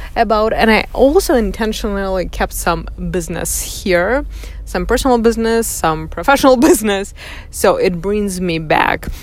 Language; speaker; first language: English; non-native, fluent; Russian